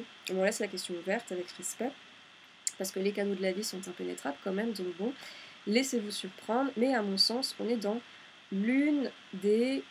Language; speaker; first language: French; native; French